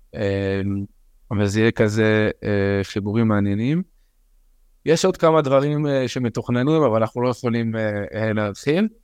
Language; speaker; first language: Hebrew; early bilingual, other home language; French